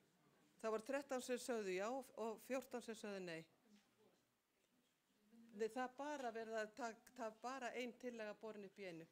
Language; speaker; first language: Icelandic; native; Icelandic